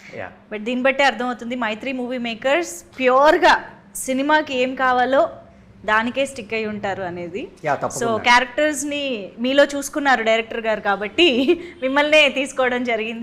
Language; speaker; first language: Telugu; native; Telugu